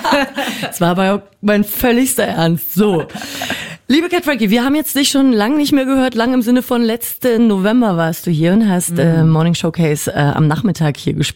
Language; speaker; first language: German; native; German